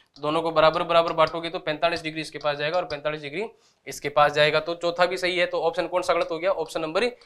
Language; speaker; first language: Hindi; native; Hindi